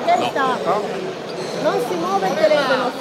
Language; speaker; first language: Spanish; non-native, learner; Italian